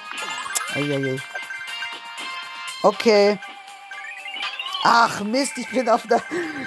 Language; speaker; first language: German; native; German